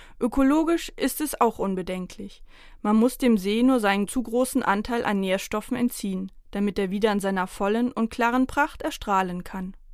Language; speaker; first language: German; native; German